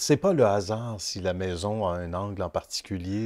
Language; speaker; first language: French; native; French